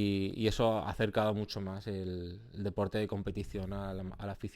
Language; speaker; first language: Spanish; native; Spanish